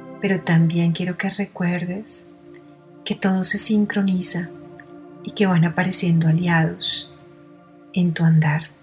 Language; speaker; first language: Spanish; native; Spanish